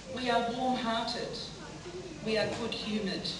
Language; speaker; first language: English; native; English